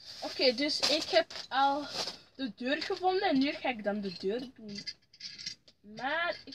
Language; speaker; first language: Dutch; early bilingual, other home language; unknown